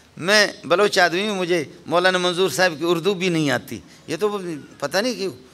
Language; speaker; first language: Urdu; non-native, local second language; Baluchi